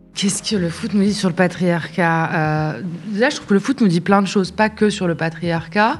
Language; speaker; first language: French; non-native, local second language; Arabic